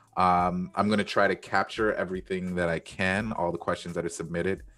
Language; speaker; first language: English; native; English